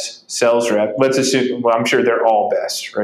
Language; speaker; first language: English; native; English